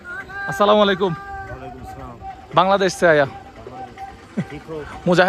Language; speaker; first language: Hindi; non-native, learner; Bangla